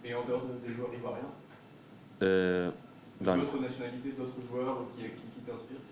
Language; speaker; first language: French; native; French